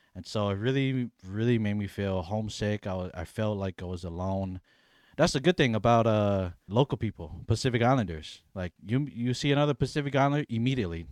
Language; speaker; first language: English; native; English